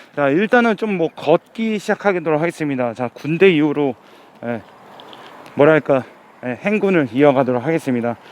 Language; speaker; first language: Korean; native; Korean